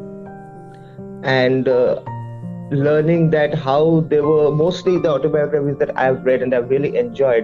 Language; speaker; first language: English; non-native, local second language; Bangla